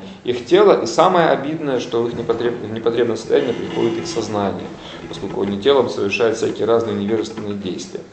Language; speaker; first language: Russian; native; Russian